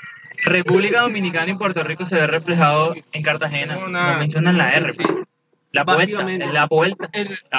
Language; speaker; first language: Spanish; native; Spanish